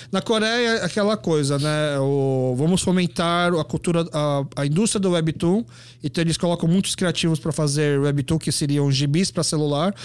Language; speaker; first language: Portuguese; early bilingual, other home language; Korean